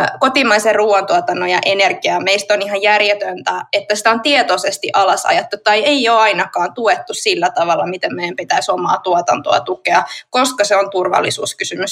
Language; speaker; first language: Finnish; native; Finnish